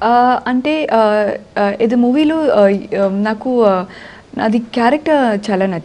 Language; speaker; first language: Telugu; non-native, learner; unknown